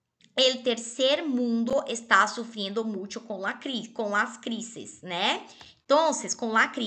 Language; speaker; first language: Spanish; non-native, fluent; Portuguese